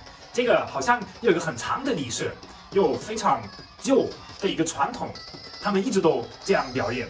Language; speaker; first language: Chinese; non-native, fluent; German